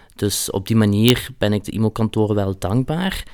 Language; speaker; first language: Dutch; native; Dutch